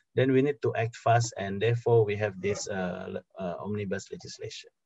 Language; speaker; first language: English; non-native, fluent; Indonesian